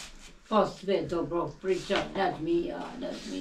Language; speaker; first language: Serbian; non-native, local second language; Albanian